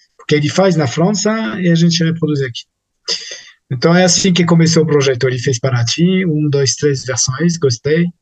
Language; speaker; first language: Portuguese; non-native, fluent; French